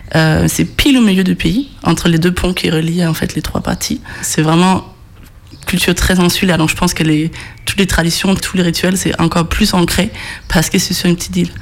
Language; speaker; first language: French; non-native, fluent; Danish